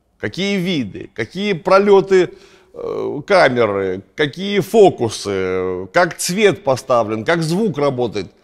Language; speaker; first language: Russian; native; Russian